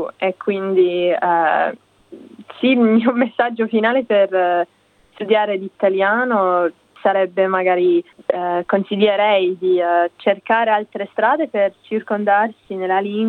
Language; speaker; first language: Italian; non-native, fluent; English